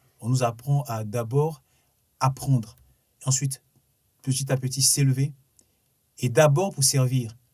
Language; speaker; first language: French; non-native, local second language; Sango